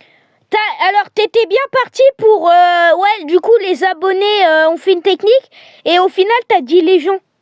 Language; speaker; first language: French; native; French